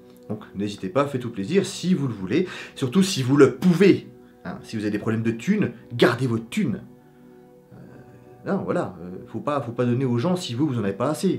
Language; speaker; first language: French; native; French